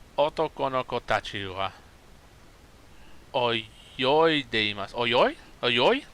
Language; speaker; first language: Japanese; non-native, learner; English